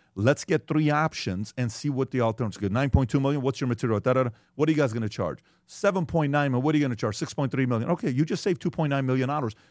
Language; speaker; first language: English; early bilingual, other home language; Persian